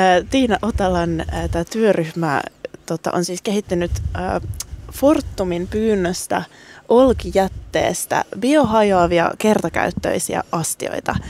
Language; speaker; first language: Finnish; native; Finnish